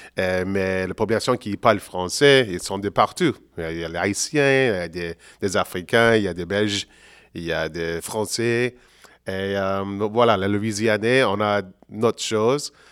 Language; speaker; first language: French; non-native, local second language; English